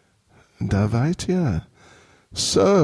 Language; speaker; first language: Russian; non-native, learner; English